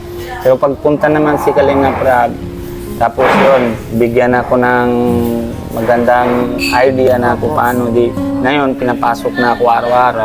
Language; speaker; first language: Filipino; non-native, learner; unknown